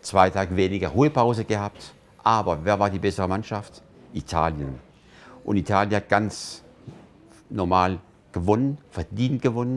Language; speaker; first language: German; non-native, fluent; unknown